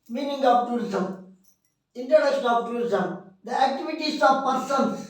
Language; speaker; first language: English; non-native, local second language; Telugu